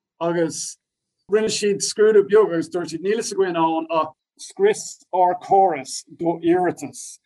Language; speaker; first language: Irish; non-native, local second language; English